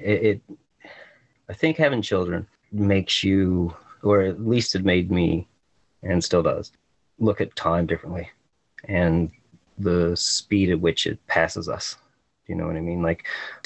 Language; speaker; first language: English; native; English